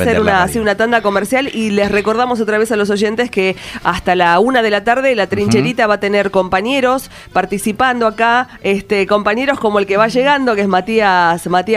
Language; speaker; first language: Spanish; native; Spanish